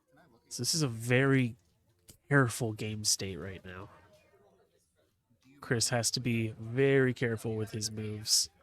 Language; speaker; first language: English; native; English